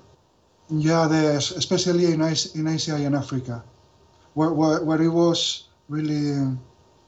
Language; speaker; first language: English; non-native, fluent; Spanish